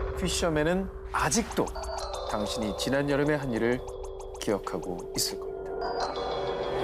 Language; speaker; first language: Korean; native; Korean